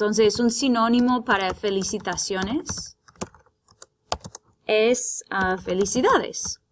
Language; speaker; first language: Spanish; non-native, fluent; English